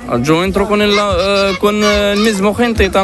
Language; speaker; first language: Spanish; non-native, learner; Arabic